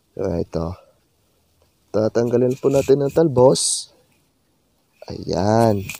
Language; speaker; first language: Filipino; non-native, local second language; Cebuano